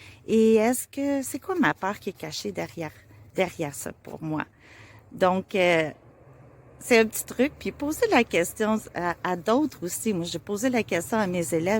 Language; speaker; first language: French; native; French